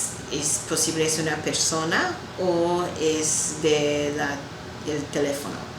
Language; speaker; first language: Spanish; non-native, learner; English